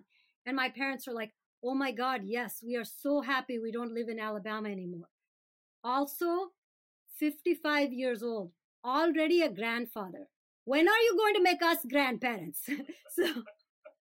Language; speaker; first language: English; native; English